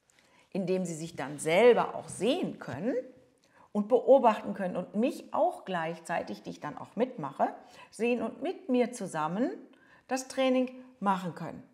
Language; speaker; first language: German; native; German